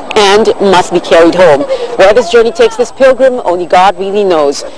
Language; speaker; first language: English; non-native, local second language; Filipino